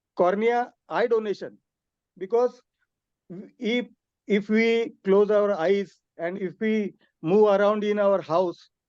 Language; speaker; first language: English; non-native, local second language; Hindi